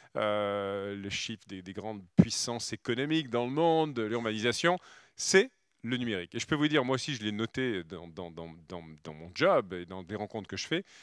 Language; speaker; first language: French; native; French